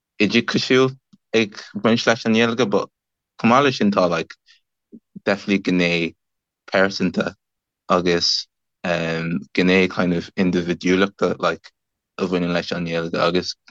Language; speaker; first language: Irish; non-native, learner; English